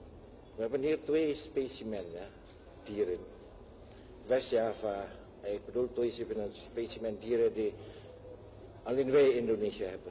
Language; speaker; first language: Dutch; non-native, fluent; Indonesian